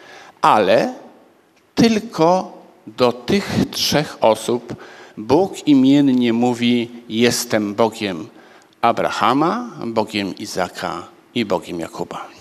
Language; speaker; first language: Polish; native; Polish